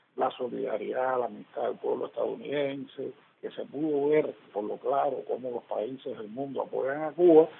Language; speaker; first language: Spanish; native; Spanish